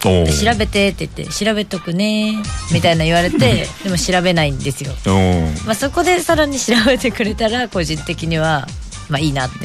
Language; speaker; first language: Japanese; native; Japanese